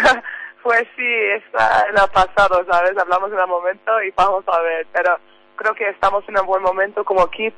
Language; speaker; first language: Spanish; non-native, learner; English